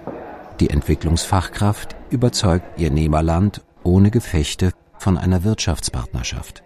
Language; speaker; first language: German; native; German